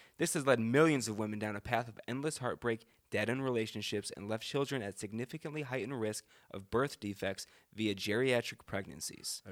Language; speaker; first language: English; native; English